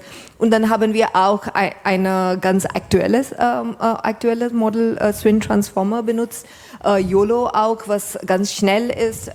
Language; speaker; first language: German; non-native, fluent; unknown